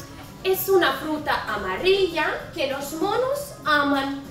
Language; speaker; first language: Spanish; non-native, learner; Russian